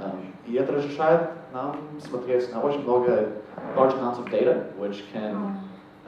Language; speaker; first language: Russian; non-native, fluent; English